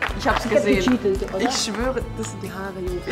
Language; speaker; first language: German; native; German